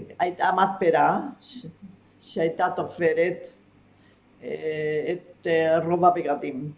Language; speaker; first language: Hebrew; non-native, fluent; Spanish